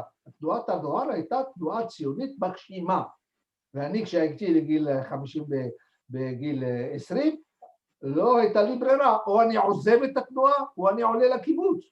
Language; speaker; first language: Hebrew; non-native, fluent; French